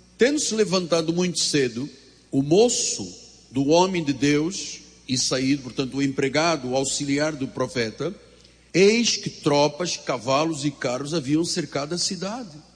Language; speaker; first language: Portuguese; native; Portuguese